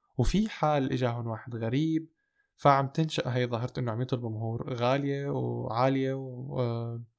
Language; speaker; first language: Arabic; native; Arabic